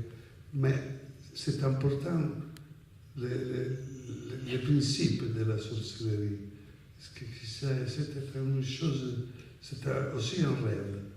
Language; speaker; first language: French; non-native, fluent; Italian